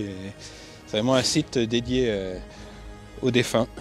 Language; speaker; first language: French; native; French